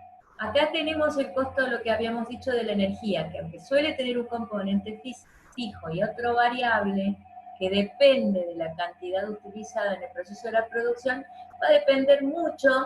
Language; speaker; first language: Spanish; native; Spanish